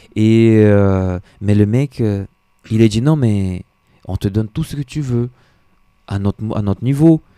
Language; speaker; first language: French; non-native, fluent; Portuguese